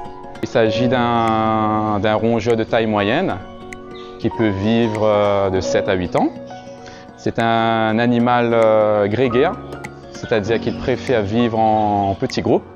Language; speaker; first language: French; native; French